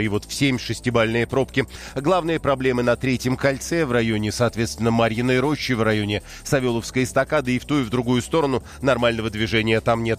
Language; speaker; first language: Russian; native; Russian